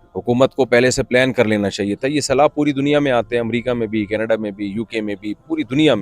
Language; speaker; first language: Urdu; native; Urdu